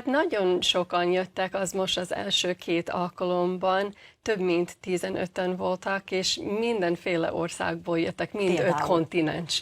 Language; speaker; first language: Hungarian; non-native, fluent; English